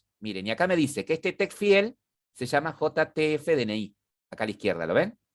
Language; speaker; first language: Spanish; native; Spanish